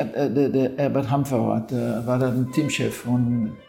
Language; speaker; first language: German; non-native, fluent; French